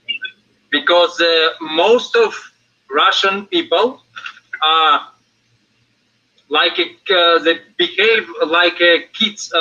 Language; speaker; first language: English; non-native, fluent; Russian